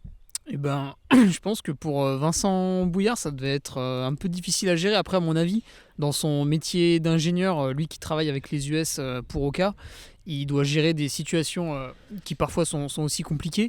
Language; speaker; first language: French; native; French